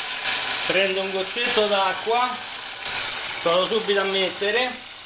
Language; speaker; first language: Italian; native; Italian